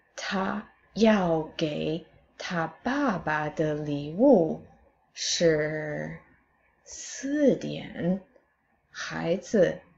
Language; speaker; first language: Chinese; non-native, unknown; English